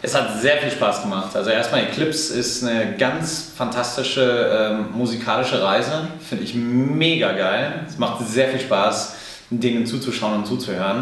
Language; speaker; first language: German; native; German